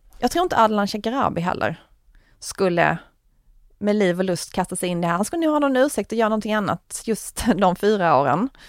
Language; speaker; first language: Swedish; native; Swedish